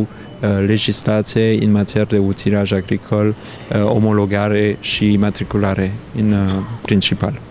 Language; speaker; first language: Romanian; non-native, fluent; French